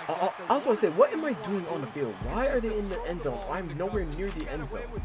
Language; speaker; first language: English; native; English